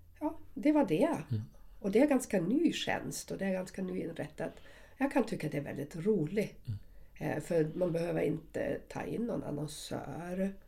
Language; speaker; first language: Swedish; non-native, fluent; German